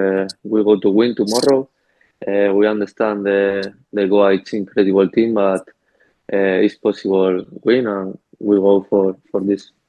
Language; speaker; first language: English; non-native, learner; Spanish